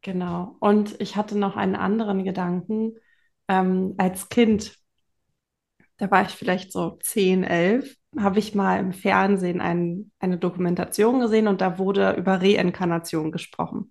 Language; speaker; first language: German; native; German